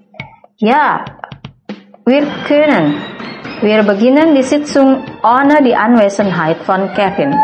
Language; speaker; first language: German; non-native, fluent; Indonesian